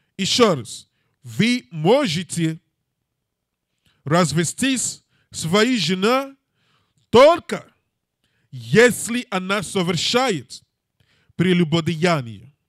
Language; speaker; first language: Russian; non-native, learner; English